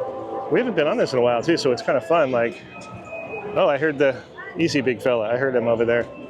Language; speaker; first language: English; native; English